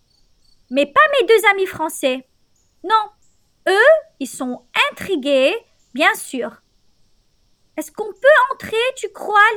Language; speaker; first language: French; non-native, local second language; Arabic